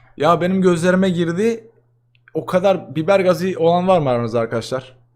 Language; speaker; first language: Turkish; native; Turkish